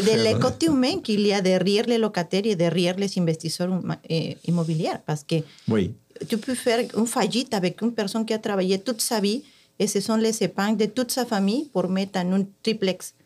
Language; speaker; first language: French; non-native, fluent; Spanish